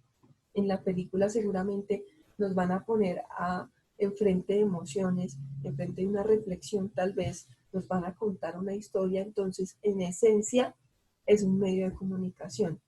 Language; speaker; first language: Spanish; native; Spanish